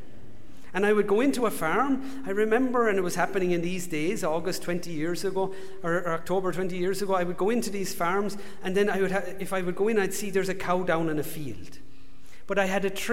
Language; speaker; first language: English; native; English